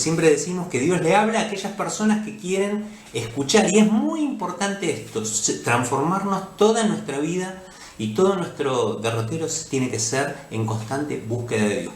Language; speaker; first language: Spanish; native; Spanish